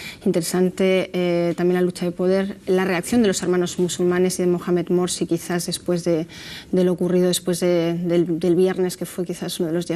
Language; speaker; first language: Spanish; native; Spanish